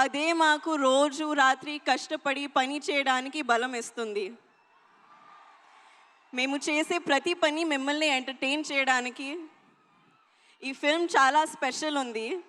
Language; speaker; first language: Telugu; non-native, learner; Hindi